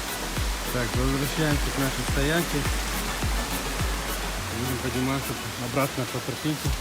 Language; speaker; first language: Russian; non-native, local second language; Chechen